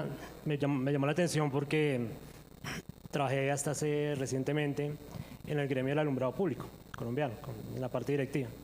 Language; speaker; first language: Spanish; native; Spanish